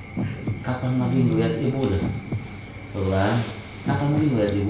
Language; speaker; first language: Indonesian; native; Indonesian